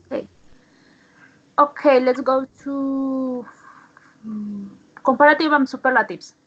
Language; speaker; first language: English; non-native, learner; Spanish